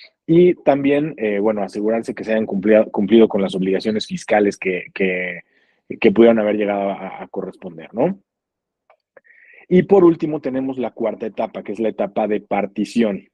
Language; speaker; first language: Spanish; native; Spanish